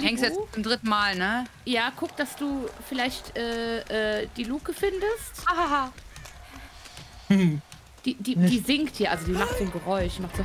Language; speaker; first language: German; native; German